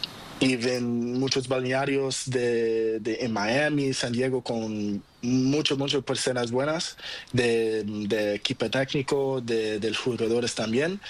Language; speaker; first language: Spanish; non-native, learner; Portuguese